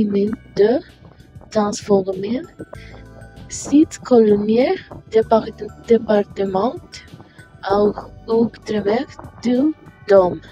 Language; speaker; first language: French; non-native, learner; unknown